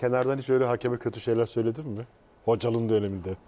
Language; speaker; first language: Turkish; native; Turkish